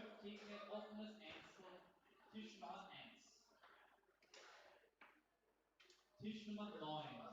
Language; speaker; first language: German; native; German